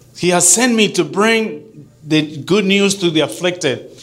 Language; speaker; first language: English; early bilingual, other home language; Spanish